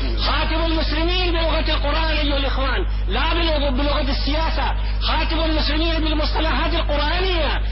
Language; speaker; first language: Arabic; non-native, fluent; Urdu